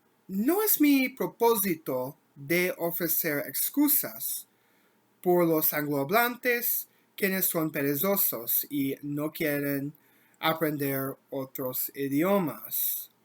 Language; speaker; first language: Spanish; non-native, learner; English